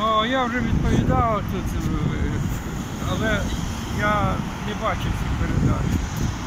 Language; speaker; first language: Ukrainian; non-native, local second language; Russian